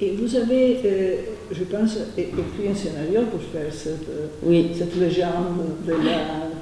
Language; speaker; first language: French; non-native, fluent; Italian